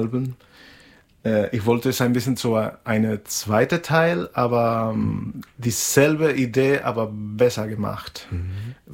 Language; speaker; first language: German; non-native, fluent; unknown